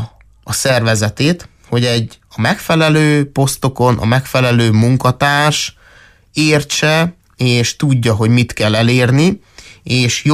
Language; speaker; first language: Hungarian; native; Hungarian